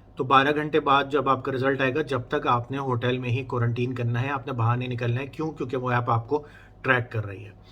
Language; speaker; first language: Urdu; native; Urdu